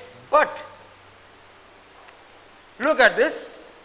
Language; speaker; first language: English; non-native, local second language; Bangla